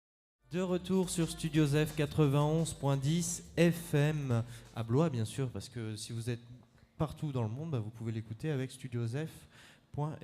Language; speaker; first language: French; native; French